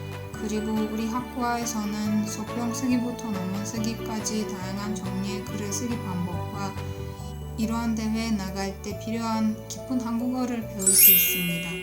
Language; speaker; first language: Korean; non-native, learner; Turkish